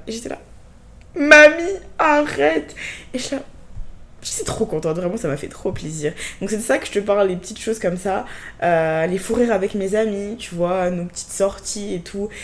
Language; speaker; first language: French; native; French